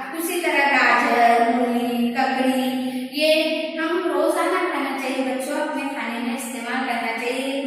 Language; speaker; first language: Urdu; native; Urdu